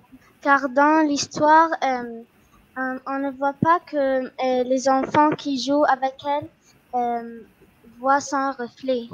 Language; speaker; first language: French; non-native, learner; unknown